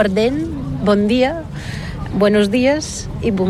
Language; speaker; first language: French; non-native, learner; Bulgarian